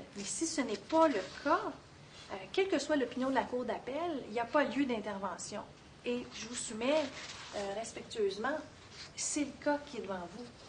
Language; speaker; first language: French; native; French